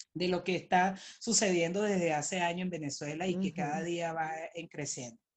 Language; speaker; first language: Spanish; native; Spanish